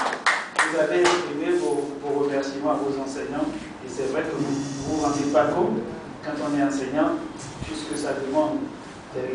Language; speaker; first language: French; native; French